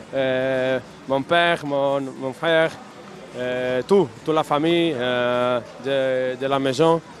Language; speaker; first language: French; non-native, learner; Spanish